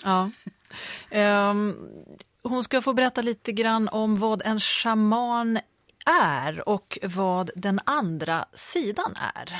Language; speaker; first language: Swedish; native; Swedish